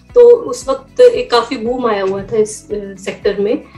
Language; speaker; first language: Hindi; native; Hindi